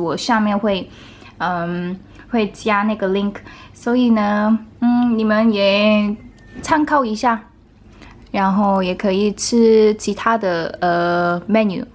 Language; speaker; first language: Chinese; non-native, fluent; Korean